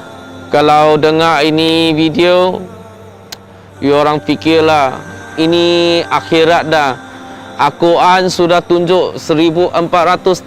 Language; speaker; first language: Indonesian; non-native, local second language; Chinese